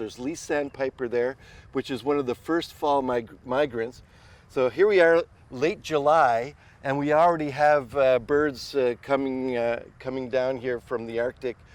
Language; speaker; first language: English; native; English